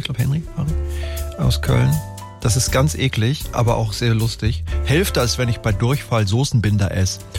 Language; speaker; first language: German; native; German